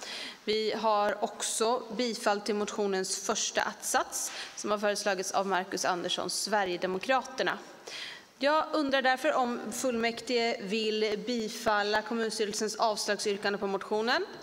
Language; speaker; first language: Swedish; native; Swedish